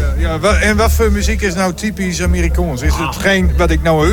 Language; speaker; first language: Dutch; native; Dutch